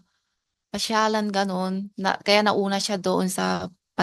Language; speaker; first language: Filipino; non-native, learner; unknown